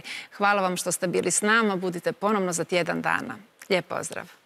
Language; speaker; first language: Croatian; native; Croatian